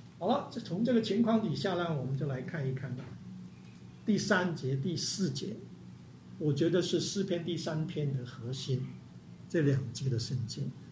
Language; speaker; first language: Chinese; non-native, local second language; Cantonese